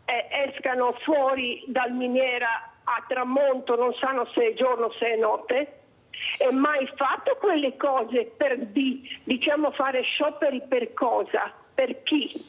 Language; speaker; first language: Italian; non-native, fluent; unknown